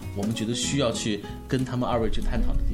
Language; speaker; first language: Chinese; native; Chinese